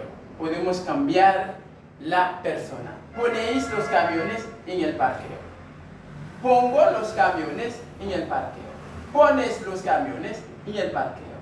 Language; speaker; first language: Spanish; non-native, learner; Haitian Creole